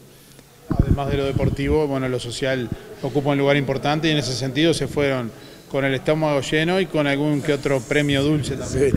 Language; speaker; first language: Spanish; native; Spanish